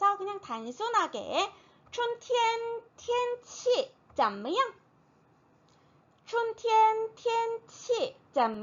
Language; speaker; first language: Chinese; non-native, fluent; Korean